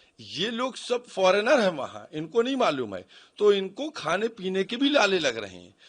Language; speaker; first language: Urdu; native; Urdu